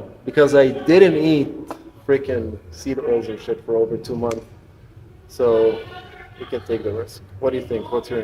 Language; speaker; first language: English; non-native, fluent; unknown